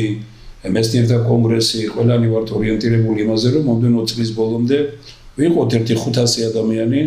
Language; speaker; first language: Georgian; native; Georgian